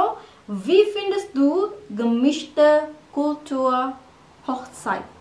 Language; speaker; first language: German; non-native, learner; Indonesian